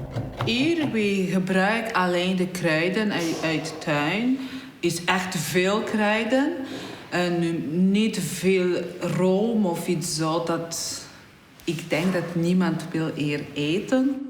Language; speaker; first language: Dutch; non-native, learner; Polish